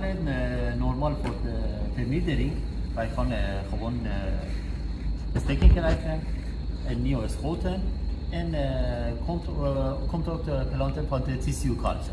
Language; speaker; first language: Dutch; non-native, learner; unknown